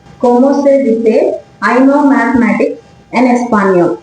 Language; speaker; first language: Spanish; non-native, fluent; Telugu